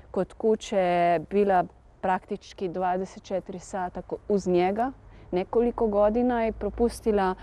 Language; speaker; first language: Serbian; non-native, fluent; Slovenian